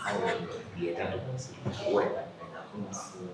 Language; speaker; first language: Chinese; non-native, learner; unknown